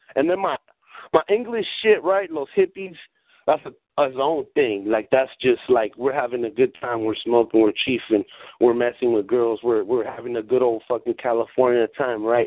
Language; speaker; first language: English; early bilingual, other home language; Spanish